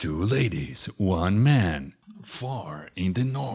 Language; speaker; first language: English; non-native, fluent; Spanish